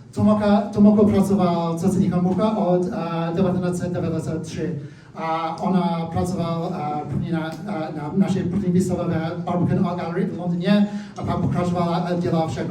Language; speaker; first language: Czech; early bilingual, heritage; English